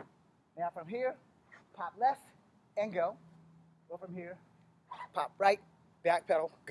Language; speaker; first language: English; native; English